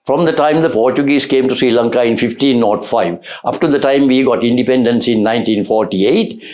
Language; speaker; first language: English; non-native, local second language; Sinhala